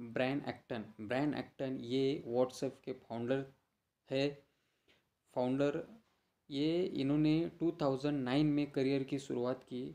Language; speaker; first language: Hindi; non-native, local second language; Marathi